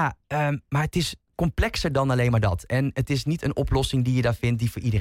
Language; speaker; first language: Dutch; native; Dutch